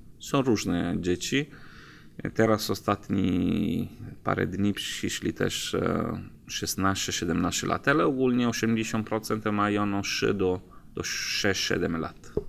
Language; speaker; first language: Polish; non-native, learner; Italian